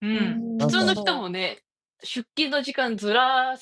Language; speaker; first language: Japanese; native; Japanese